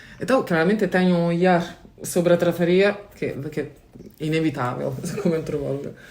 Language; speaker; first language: Portuguese; non-native, fluent; Italian